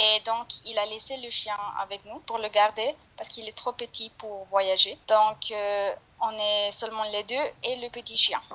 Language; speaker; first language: French; non-native, fluent; Spanish